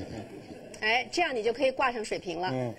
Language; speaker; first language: Chinese; native; Chinese